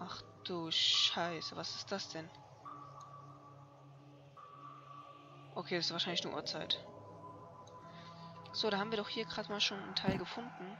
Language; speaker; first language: German; native; German